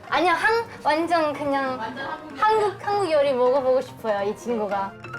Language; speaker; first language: Korean; non-native, fluent; Chinese